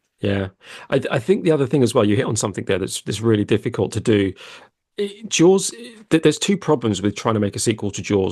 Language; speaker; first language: English; native; English